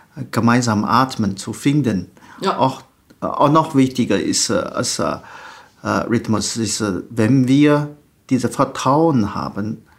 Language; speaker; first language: German; non-native, learner; Chinese